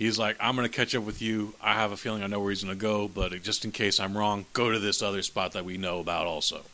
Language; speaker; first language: English; native; English